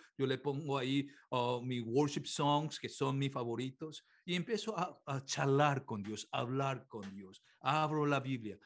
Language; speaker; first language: Spanish; non-native, fluent; Korean